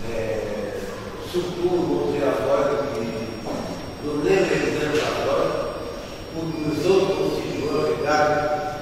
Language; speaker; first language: French; non-native, learner; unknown